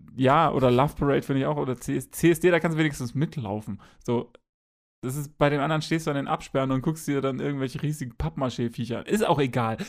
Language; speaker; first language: German; native; German